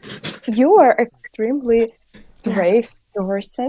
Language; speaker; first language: English; non-native, fluent; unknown